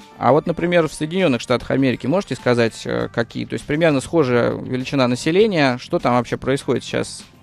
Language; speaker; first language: Russian; native; Russian